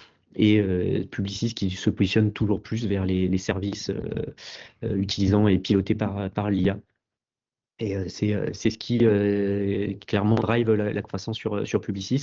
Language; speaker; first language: French; native; French